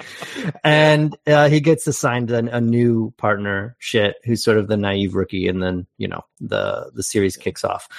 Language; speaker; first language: English; native; English